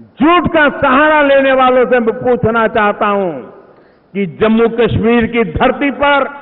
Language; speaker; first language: Hindi; non-native, local second language; Gujarati